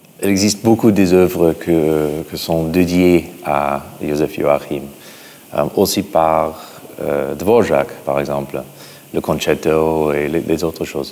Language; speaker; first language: French; non-native, fluent; English